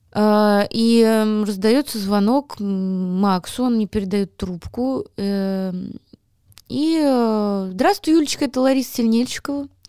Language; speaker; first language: Russian; native; Russian